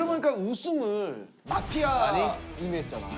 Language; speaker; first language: Korean; native; Korean